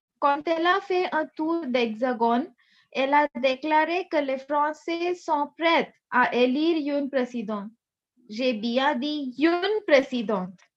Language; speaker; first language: French; non-native, learner; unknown